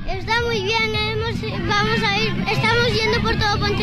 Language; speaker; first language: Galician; non-native, local second language; Spanish